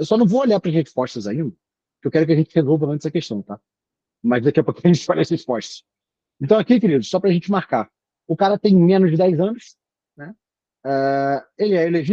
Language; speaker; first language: Portuguese; native; Portuguese